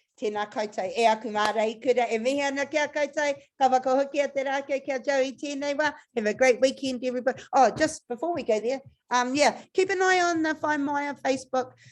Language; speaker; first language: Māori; non-native, local second language; English